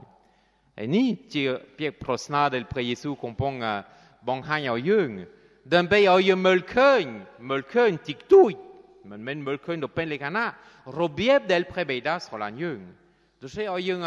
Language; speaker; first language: Khmer; non-native, fluent; French